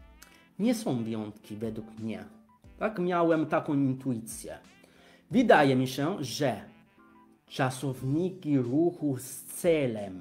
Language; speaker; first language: Polish; non-native, fluent; Italian